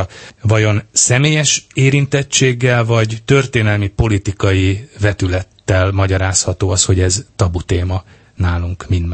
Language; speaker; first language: Hungarian; native; Hungarian